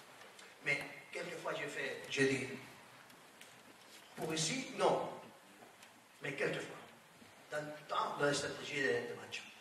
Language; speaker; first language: French; non-native, learner; Spanish